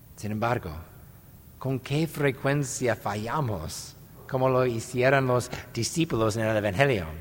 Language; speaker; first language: Spanish; non-native, fluent; English